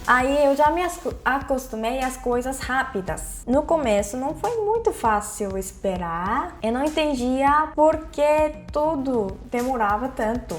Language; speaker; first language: Portuguese; non-native, fluent; Korean